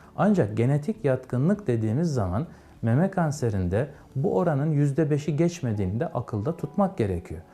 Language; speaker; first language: Turkish; native; Turkish